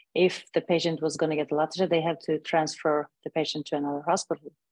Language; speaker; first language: English; non-native, fluent; Norwegian